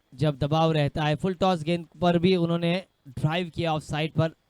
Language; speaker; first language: Hindi; non-native, local second language; Marathi